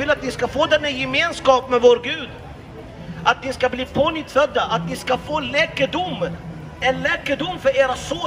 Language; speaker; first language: Swedish; non-native, fluent; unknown